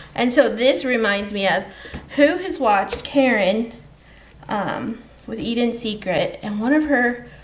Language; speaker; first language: English; native; English